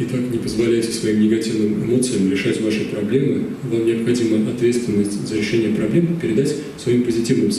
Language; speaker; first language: Russian; native; Russian